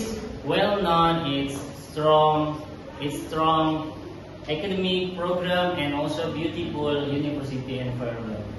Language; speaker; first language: English; non-native, learner; Indonesian